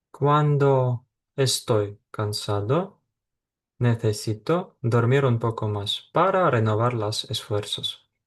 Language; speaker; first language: Spanish; non-native, fluent; Ukrainian